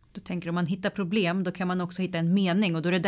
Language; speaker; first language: Swedish; native; Swedish